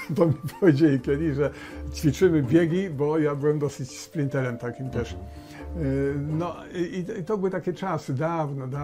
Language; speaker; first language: Polish; native; Polish